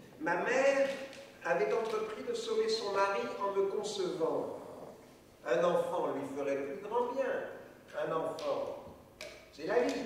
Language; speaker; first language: French; native; French